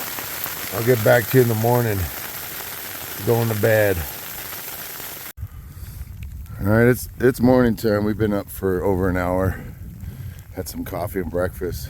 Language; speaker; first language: English; native; English